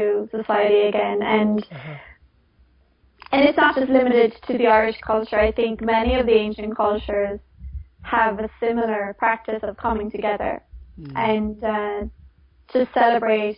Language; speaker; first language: English; native; English